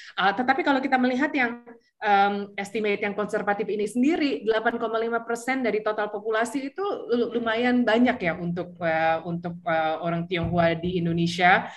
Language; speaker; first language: Indonesian; early bilingual, heritage; Indonesian